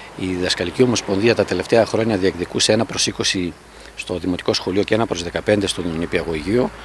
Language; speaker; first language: Greek; native; Greek